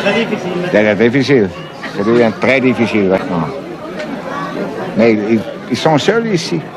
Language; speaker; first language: French; non-native, fluent; Swiss German